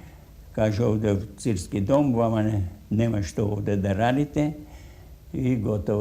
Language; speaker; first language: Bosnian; non-native, fluent; Russian